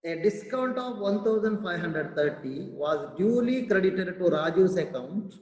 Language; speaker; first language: English; non-native, local second language; Kannada